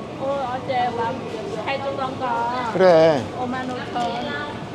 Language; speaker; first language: Korean; native; Korean